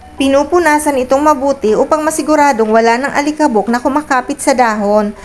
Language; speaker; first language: Filipino; non-native, local second language; Bikol